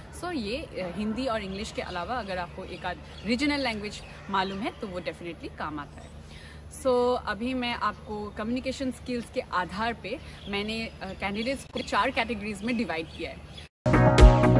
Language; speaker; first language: Hindi; non-native, local second language; Assamese